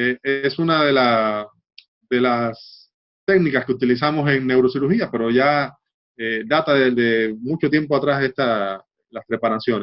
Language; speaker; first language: Spanish; native; Spanish